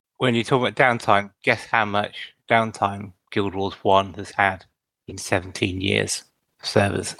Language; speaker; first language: English; native; English